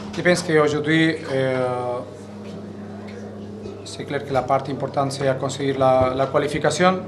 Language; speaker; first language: French; non-native, learner; Catalan